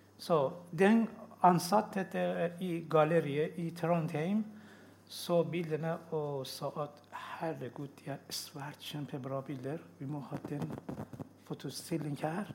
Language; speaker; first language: Norwegian; non-native, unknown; Persian